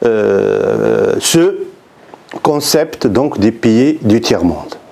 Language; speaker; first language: French; non-native, local second language; Arabic